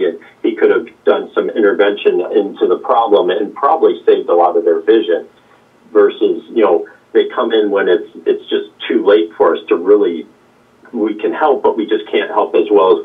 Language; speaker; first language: English; native; English